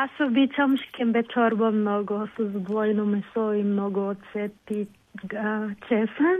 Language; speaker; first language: Bulgarian; non-native, learner; Filipino